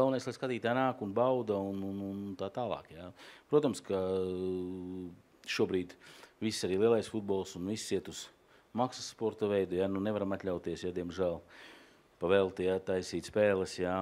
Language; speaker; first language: Latvian; native; Latvian